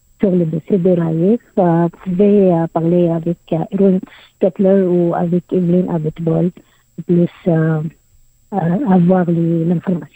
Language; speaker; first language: French; non-native, learner; Arabic